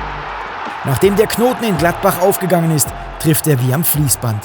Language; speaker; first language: German; native; German